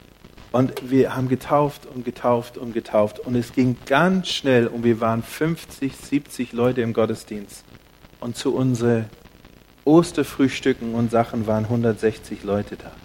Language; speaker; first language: German; non-native, fluent; English